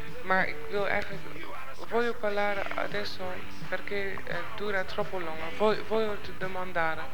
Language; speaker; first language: Italian; non-native, learner; Dutch